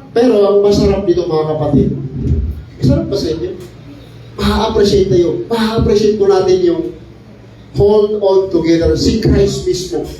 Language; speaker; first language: Filipino; non-native, local second language; Iloko